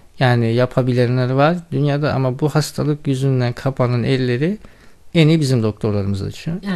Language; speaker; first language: Turkish; non-native, local second language; Kurdish